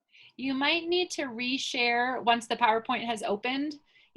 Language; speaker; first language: English; native; English